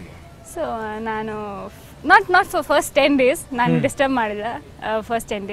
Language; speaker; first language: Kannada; non-native, learner; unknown